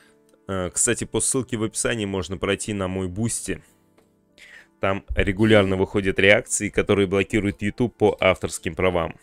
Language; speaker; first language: Russian; native; Russian